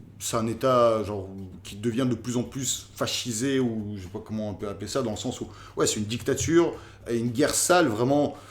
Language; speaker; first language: French; early bilingual, other home language; Russian